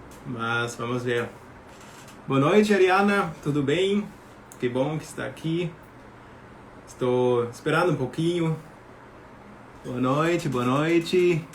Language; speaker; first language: Portuguese; non-native, fluent; German